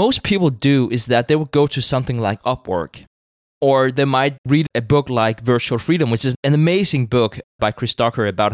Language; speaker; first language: English; non-native, fluent; Danish